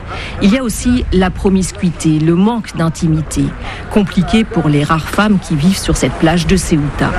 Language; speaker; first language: French; native; French